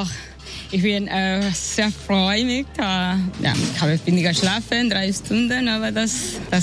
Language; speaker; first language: German; non-native, learner; Spanish